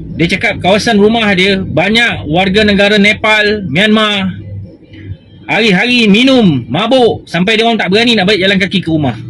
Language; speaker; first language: Malay; native; Malay